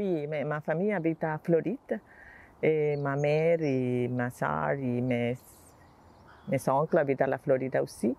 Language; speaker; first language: French; non-native, learner; Spanish